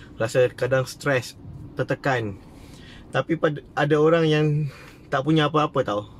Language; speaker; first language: Malay; native; Malay